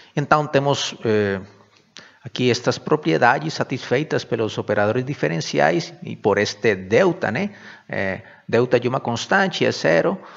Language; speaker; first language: Portuguese; non-native, fluent; Spanish